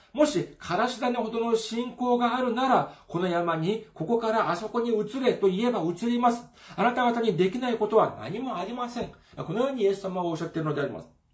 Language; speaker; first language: Japanese; non-native, fluent; Korean